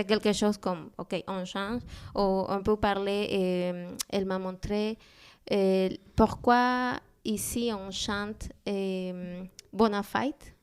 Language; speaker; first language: French; non-native, learner; Spanish